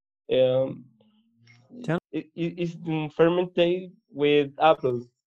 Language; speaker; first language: English; non-native, learner; Spanish